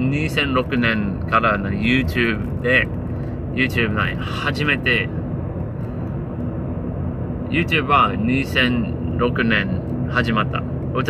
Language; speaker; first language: Japanese; non-native, learner; English